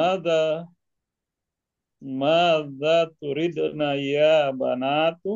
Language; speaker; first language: Arabic; non-native, learner; Indonesian